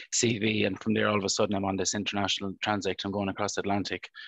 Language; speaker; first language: English; native; English